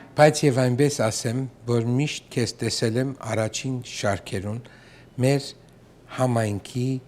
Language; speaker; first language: Armenian; native; Armenian